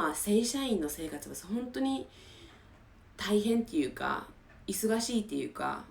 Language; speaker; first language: Japanese; non-native, fluent; English